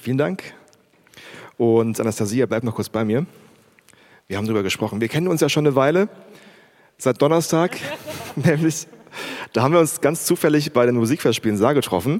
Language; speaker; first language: German; native; German